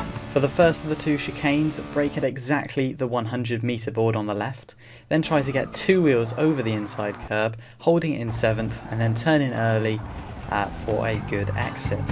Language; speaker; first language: English; native; English